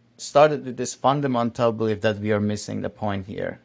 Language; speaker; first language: English; non-native, fluent; Persian